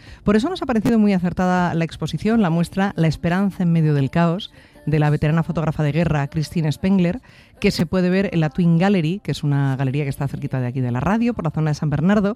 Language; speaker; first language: Spanish; native; Spanish